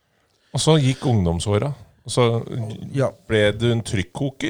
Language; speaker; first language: Norwegian; native; Norwegian